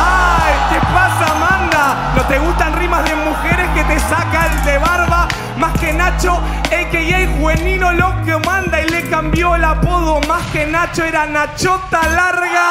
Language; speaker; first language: Spanish; native; Spanish